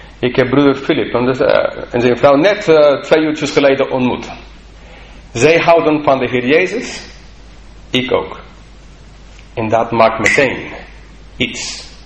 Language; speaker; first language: Dutch; non-native, fluent; English